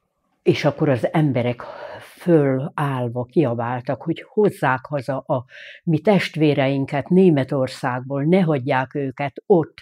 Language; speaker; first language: Hungarian; native; Hungarian